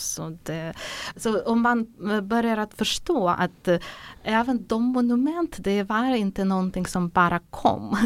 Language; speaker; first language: Swedish; non-native, fluent; Ukrainian